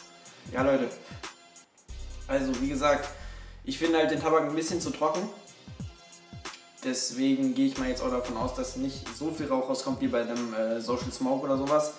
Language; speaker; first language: German; native; German